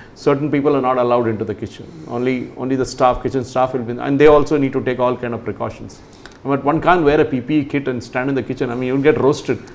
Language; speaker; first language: English; non-native, local second language; Malayalam